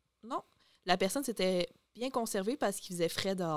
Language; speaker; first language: French; native; French